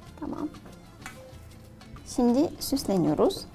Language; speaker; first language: Turkish; non-native, learner; Arabic